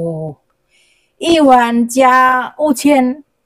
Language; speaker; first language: Chinese; non-native, learner; Indonesian